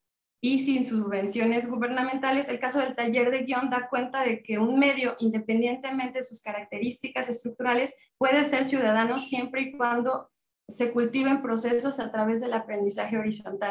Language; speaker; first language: Spanish; native; Spanish